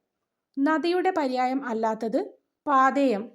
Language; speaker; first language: Malayalam; native; Malayalam